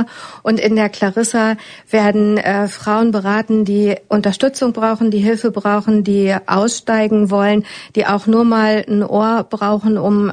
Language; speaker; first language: German; native; German